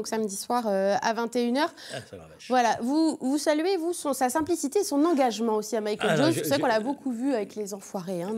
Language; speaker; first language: French; native; French